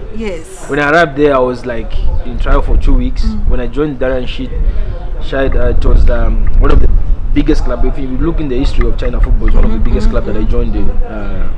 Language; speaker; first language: English; non-native, local second language; Bemba